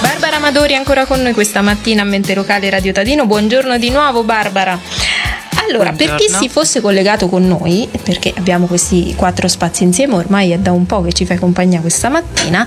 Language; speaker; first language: Italian; native; Italian